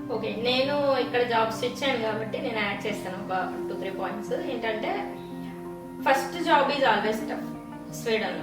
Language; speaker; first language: Telugu; native; Telugu